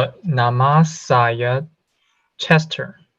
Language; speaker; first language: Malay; non-native, learner; Chinese